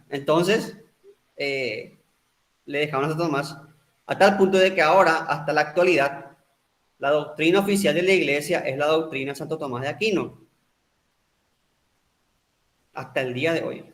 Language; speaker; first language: Spanish; native; Spanish